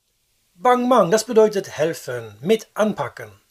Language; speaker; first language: German; non-native, fluent; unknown